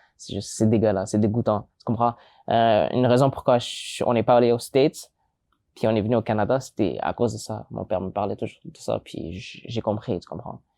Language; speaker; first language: French; early bilingual, other home language; English